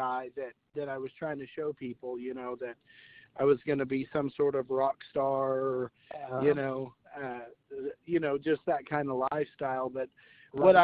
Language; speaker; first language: English; native; English